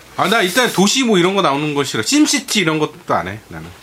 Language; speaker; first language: Korean; native; Korean